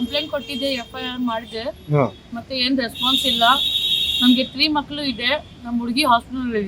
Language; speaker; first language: Kannada; non-native, local second language; Urdu